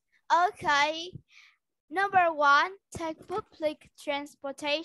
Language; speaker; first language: English; non-native, learner; Vietnamese